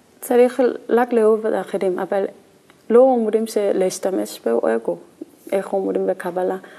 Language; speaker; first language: Hebrew; non-native, learner; Korean